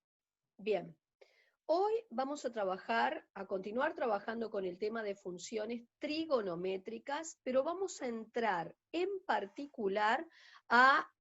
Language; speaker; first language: Spanish; native; Spanish